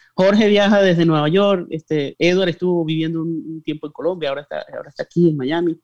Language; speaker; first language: Spanish; native; Spanish